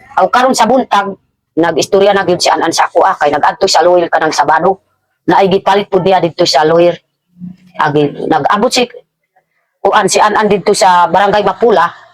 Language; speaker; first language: Cebuano; non-native, local second language; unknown